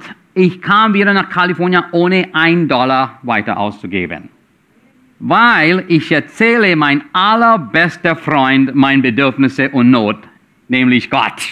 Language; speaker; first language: German; non-native, fluent; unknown